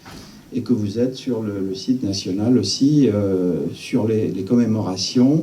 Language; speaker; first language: French; native; French